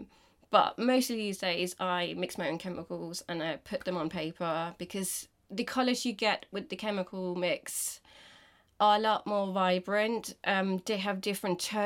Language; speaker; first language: English; non-native, fluent; Danish